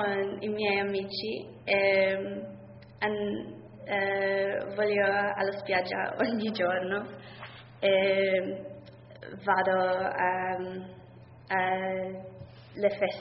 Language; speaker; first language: Italian; non-native, learner; English